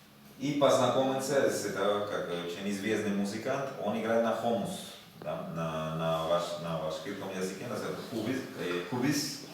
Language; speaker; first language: Russian; non-native, learner; Spanish